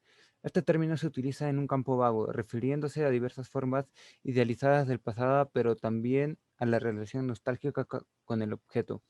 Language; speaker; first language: Spanish; native; Spanish